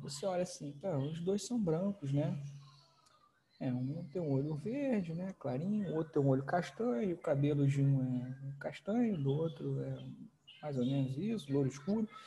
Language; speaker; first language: Portuguese; native; Portuguese